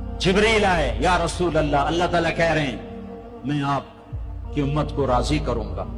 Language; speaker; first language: Urdu; non-native, local second language; Punjabi